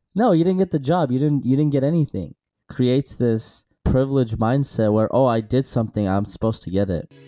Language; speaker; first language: English; early bilingual, other home language; Assyrian Neo-Aramaic